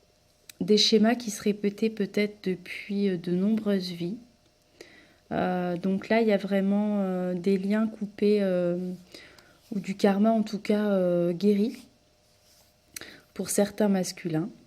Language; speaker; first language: French; native; French